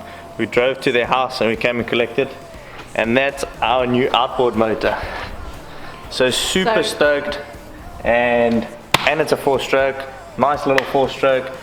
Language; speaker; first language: English; native; English